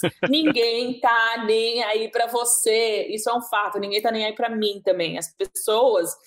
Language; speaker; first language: Portuguese; early bilingual, heritage; English